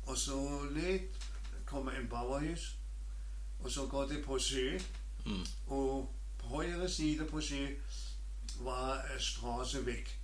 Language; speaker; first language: Norwegian; non-native, learner; German